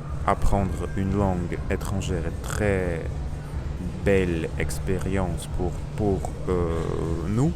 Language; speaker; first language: French; non-native, learner; Russian